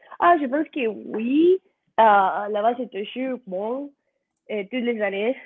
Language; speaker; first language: French; non-native, learner; Spanish